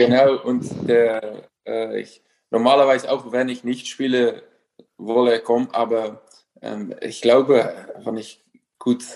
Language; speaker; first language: German; non-native, fluent; Dutch